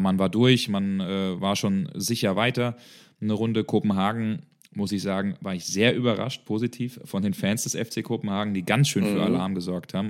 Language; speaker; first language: German; native; German